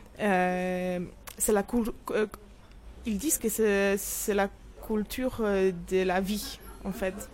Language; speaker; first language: French; non-native, fluent; Polish